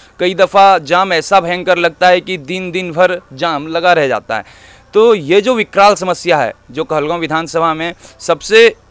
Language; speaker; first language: Hindi; native; Hindi